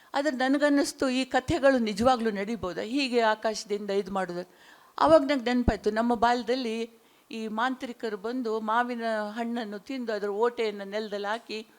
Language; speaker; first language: Kannada; non-native, local second language; Konkani